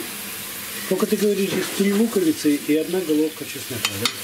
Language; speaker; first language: Russian; native; Russian